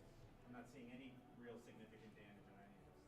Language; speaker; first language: English; native; English